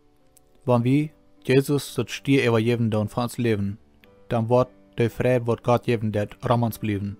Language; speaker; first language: German; non-native, learner; Plautdietsch